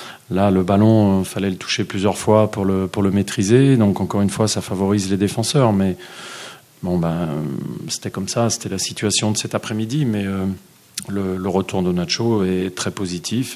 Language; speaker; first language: French; native; French